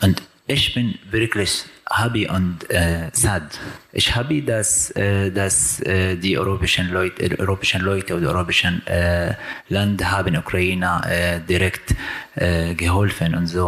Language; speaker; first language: German; non-native, learner; Arabic